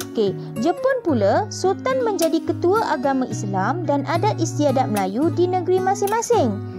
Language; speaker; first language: Malay; native; Malay